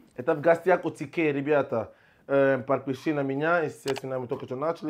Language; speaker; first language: Russian; non-native, learner; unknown